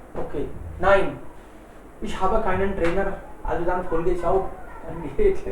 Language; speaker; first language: German; non-native, fluent; Hindi